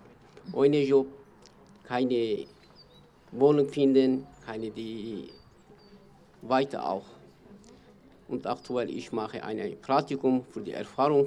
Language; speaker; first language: German; non-native, learner; Kurdish